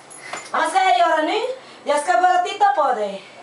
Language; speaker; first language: Swedish; non-native, learner; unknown